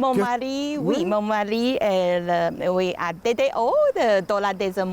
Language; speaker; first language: French; non-native, learner; Chinese